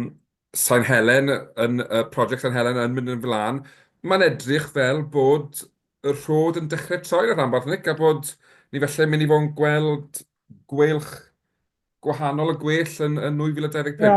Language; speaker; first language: Welsh; native; Welsh